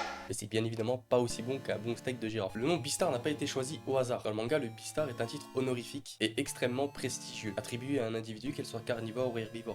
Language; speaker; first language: French; native; French